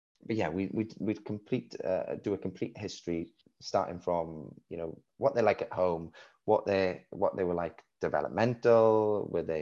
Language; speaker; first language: English; native; English